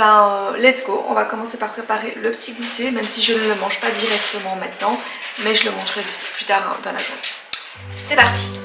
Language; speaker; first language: French; native; French